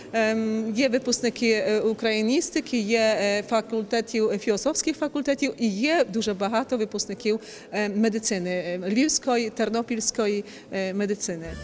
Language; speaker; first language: Ukrainian; early bilingual, heritage; Ukrainian